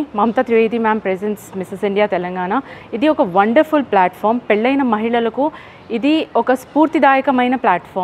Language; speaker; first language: Telugu; native; Telugu